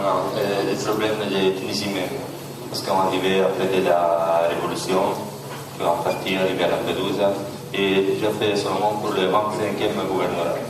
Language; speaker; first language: French; non-native, learner; Italian